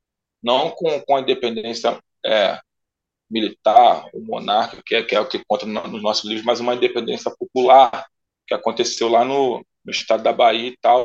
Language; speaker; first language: Portuguese; native; Portuguese